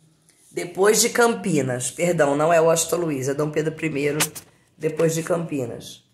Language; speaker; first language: Portuguese; native; Portuguese